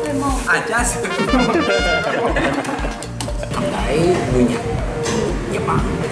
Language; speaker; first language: Vietnamese; non-native, learner; Japanese